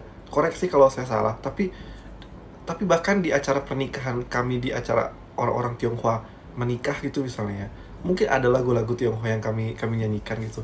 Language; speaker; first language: Indonesian; native; Indonesian